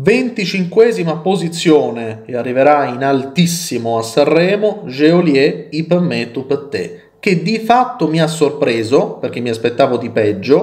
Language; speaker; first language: Italian; native; Italian